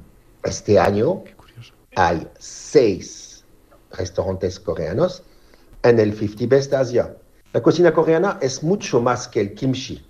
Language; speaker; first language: Spanish; non-native, fluent; French